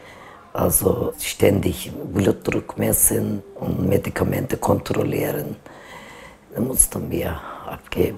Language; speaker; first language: German; non-native, learner; Turkish